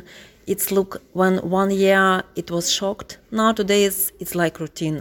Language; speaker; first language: English; non-native, learner; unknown